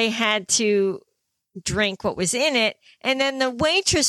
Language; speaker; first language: English; native; English